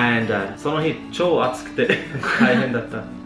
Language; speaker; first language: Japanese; non-native, fluent; English